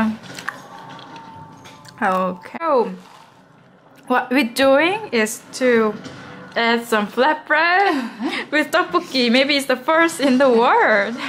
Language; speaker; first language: English; non-native, learner; Korean